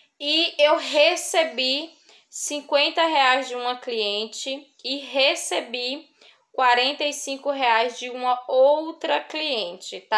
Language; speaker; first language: Portuguese; native; Portuguese